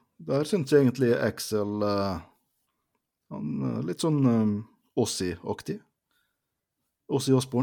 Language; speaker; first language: Norwegian; native; Norwegian